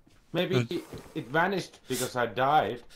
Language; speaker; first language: English; non-native, learner; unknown